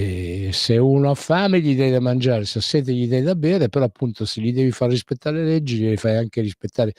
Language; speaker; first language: Italian; native; Italian